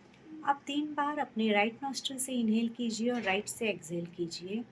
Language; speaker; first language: Hindi; native; Hindi